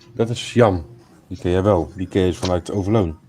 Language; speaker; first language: Dutch; native; Dutch